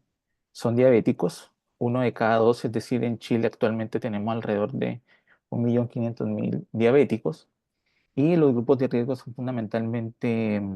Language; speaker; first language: Spanish; native; Spanish